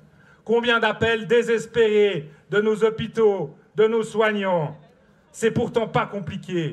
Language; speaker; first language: French; native; French